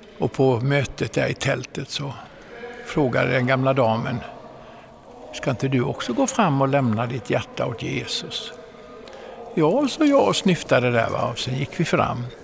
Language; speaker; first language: Swedish; native; Swedish